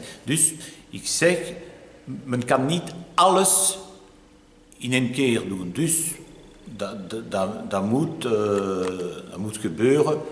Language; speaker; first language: Dutch; non-native, local second language; French